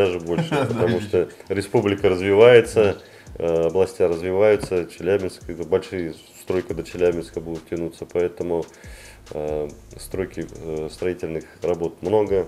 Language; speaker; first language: Russian; native; Russian